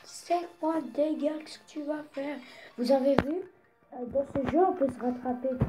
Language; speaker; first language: French; native; French